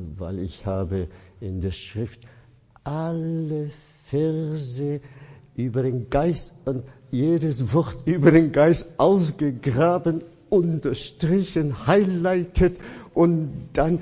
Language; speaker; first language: German; non-native, fluent; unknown